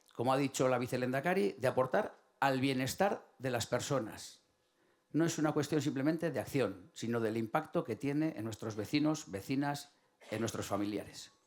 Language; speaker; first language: Spanish; native; Spanish